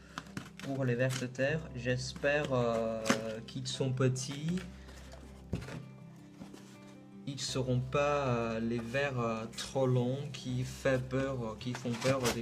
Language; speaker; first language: French; non-native, learner; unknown